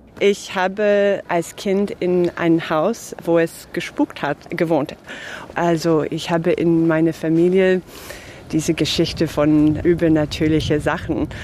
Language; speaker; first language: German; non-native, fluent; English